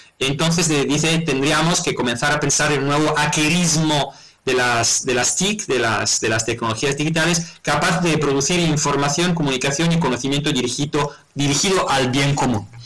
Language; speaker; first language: Spanish; non-native, fluent; Italian